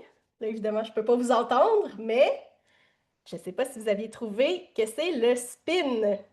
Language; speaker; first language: French; native; French